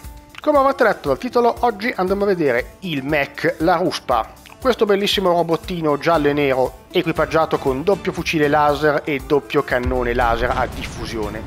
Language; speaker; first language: Italian; native; Italian